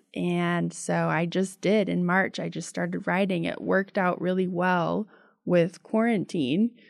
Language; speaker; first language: English; native; English